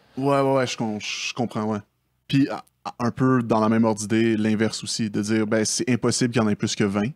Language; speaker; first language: French; native; French